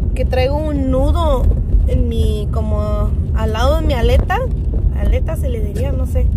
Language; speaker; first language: Spanish; early bilingual, heritage; Spanish